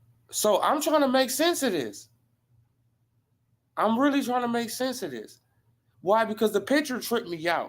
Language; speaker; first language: English; native; English